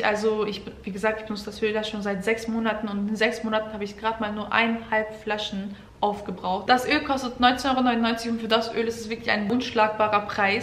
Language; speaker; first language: German; early bilingual, other home language; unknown